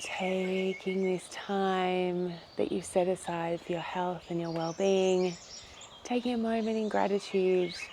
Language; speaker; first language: English; native; English